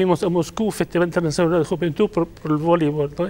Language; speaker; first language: Spanish; non-native, fluent; Arabic